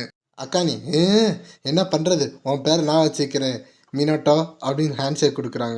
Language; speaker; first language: Tamil; native; Tamil